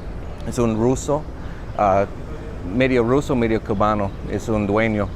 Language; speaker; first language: Spanish; non-native, learner; English